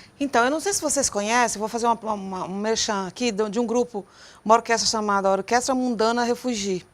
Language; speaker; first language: Portuguese; native; Portuguese